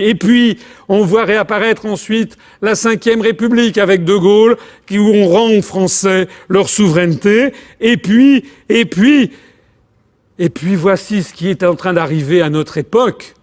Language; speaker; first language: French; native; French